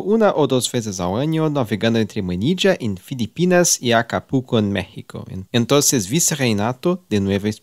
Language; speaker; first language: Spanish; non-native, fluent; Portuguese